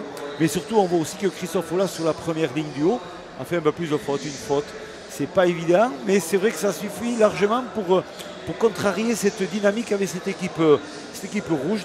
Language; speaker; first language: French; native; French